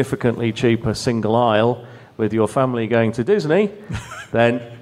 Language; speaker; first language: English; native; English